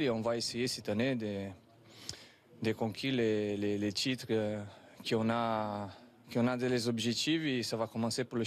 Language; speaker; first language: French; non-native, fluent; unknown